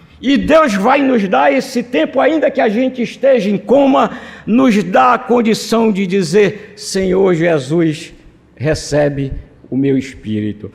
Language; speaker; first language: Portuguese; non-native, fluent; Spanish